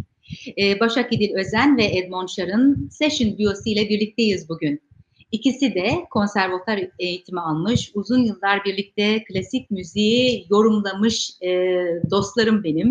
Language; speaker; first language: Turkish; native; Turkish